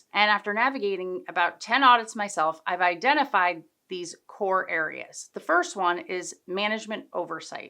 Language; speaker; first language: English; native; English